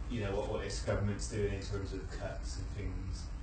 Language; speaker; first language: English; native; English